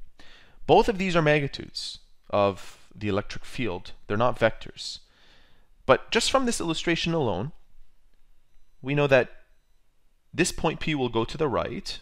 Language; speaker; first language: English; native; English